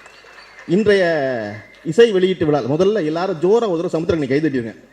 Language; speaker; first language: Tamil; native; Tamil